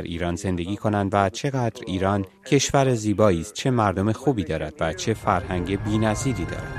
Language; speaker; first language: Persian; early bilingual, heritage; Persian